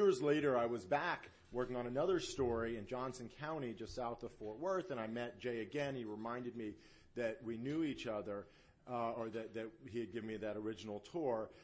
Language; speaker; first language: English; native; English